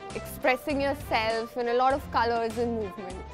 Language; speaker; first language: English; non-native, local second language; Hindi